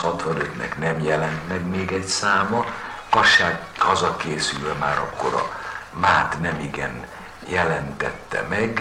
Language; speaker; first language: Hungarian; native; Hungarian